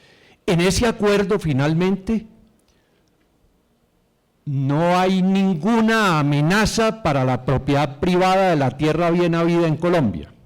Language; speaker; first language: Spanish; native; Spanish